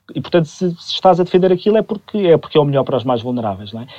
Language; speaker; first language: Portuguese; native; Portuguese